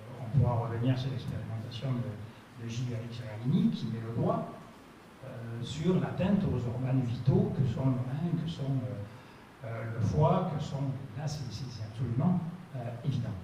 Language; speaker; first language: French; native; French